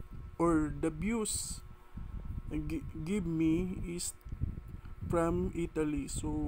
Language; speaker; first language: English; non-native, learner; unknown